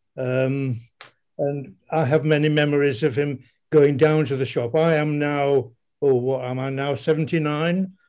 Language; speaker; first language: English; native; English